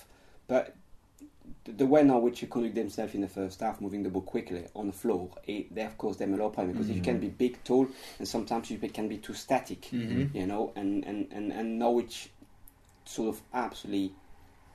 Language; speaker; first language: English; non-native, fluent; French